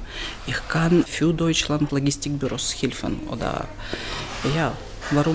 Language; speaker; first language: German; non-native, learner; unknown